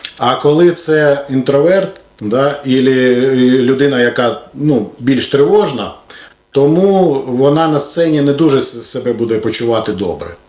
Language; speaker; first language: Ukrainian; non-native, local second language; Russian